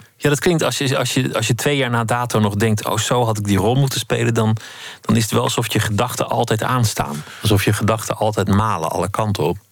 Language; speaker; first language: Dutch; native; Dutch